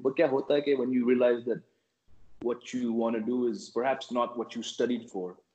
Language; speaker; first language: English; native; English